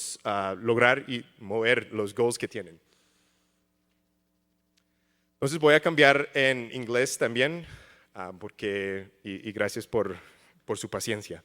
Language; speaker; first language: Spanish; early bilingual, heritage; English